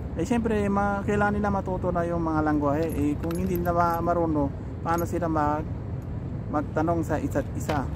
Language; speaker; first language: Filipino; non-native, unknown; Persian